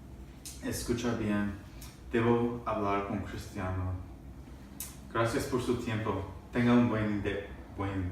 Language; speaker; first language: Spanish; non-native, learner; English